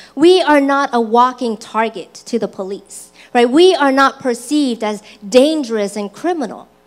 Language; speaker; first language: English; early bilingual, other home language; Chinese